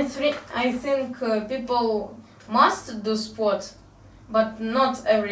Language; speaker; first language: English; non-native, learner; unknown